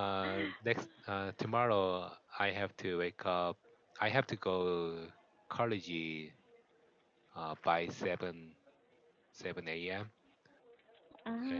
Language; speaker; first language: English; non-native, learner; Korean